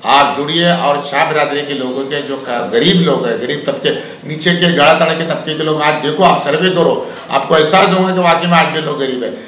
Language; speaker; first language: Hindi; native; Hindi